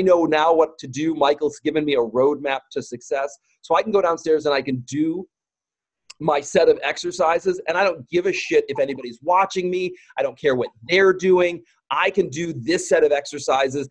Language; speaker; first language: English; native; English